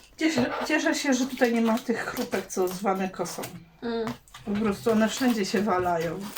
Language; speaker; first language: Polish; native; Polish